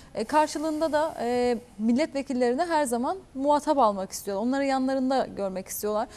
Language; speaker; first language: Turkish; native; Turkish